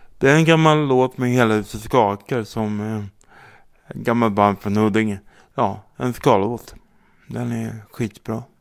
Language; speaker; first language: Swedish; native; Swedish